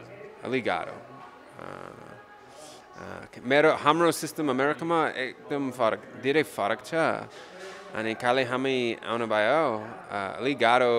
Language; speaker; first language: Nepali; non-native, learner; English